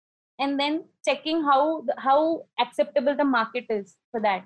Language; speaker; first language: English; non-native, local second language; Marathi